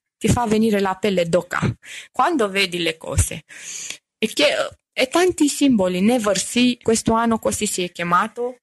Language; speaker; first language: Italian; non-native, fluent; Romanian